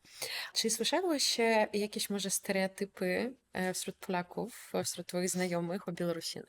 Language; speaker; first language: Polish; non-native, fluent; Belarusian